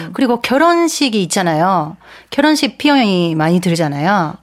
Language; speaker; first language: Korean; non-native, fluent; Japanese